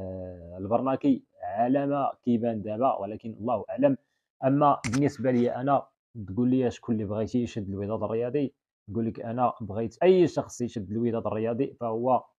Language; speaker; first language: Arabic; native; Arabic